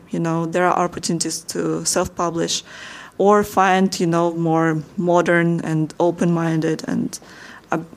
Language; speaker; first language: English; non-native, fluent; Russian